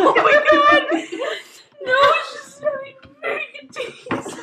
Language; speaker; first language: English; native; English